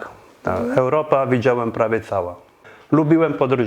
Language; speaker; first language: Polish; non-native, fluent; Italian